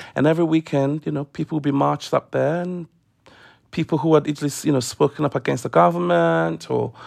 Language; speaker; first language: English; non-native, local second language; Akan